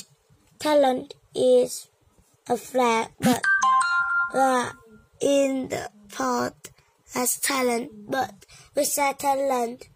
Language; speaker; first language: English; non-native, learner; Vietnamese